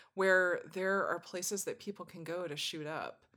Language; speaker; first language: English; native; English